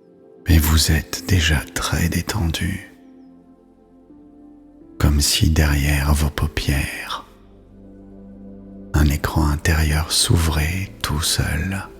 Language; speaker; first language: French; native; French